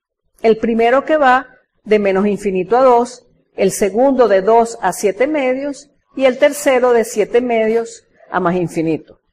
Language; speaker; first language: Spanish; native; Spanish